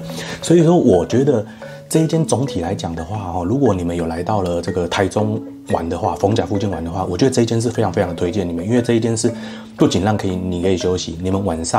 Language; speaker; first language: Chinese; native; Chinese